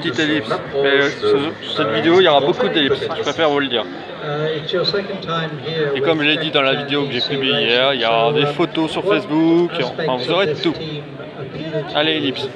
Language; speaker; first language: French; native; French